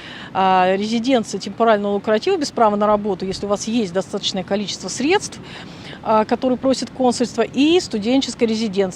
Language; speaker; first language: Russian; native; Russian